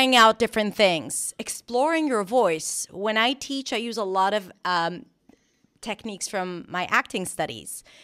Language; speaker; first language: English; non-native, fluent; Hebrew